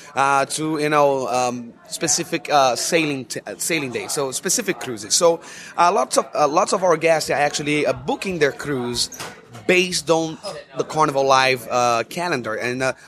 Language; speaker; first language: English; non-native, fluent; Portuguese